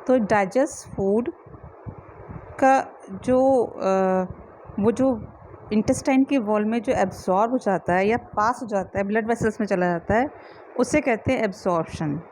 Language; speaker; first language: Hindi; native; Hindi